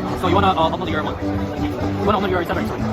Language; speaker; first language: English; non-native, learner; Korean